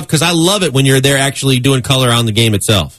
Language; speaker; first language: English; native; English